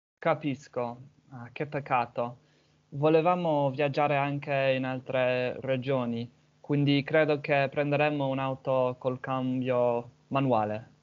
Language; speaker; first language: Italian; non-native, learner; English